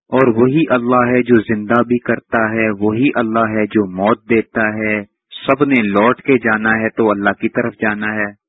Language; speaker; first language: Urdu; native; Urdu